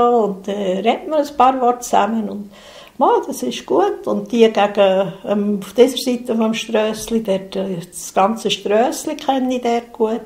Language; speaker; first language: German; native; German